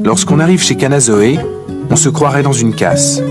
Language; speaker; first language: French; native; French